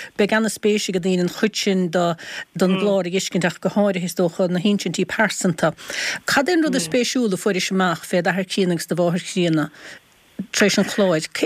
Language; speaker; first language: Irish; native; Irish